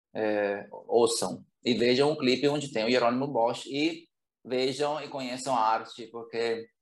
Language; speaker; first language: Portuguese; non-native, fluent; Italian